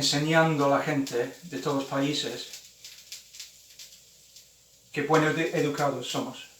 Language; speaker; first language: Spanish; non-native, fluent; English